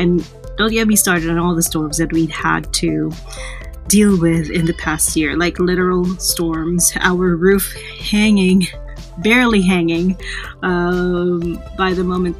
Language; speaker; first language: English; non-native, local second language; Filipino